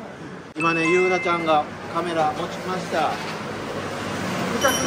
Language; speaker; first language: Japanese; native; Japanese